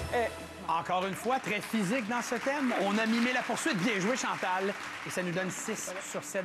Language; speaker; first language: French; native; French